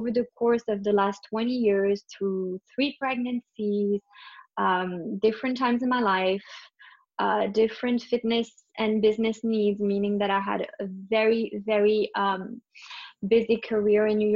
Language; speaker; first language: English; native; English